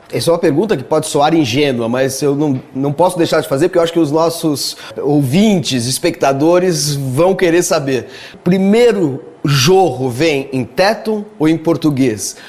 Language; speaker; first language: Portuguese; native; Portuguese